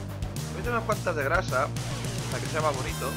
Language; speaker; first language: Spanish; native; Spanish